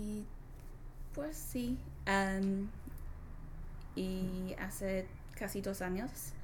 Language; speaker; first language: Spanish; non-native, learner; English